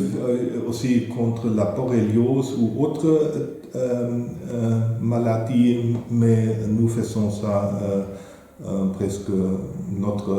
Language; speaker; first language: French; non-native, fluent; German